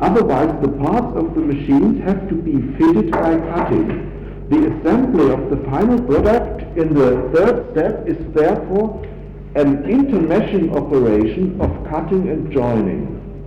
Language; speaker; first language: English; non-native, fluent; German